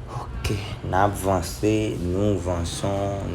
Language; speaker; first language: French; non-native, local second language; Haitian Creole